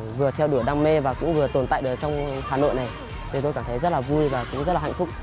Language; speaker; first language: Vietnamese; non-native, local second language; Hmong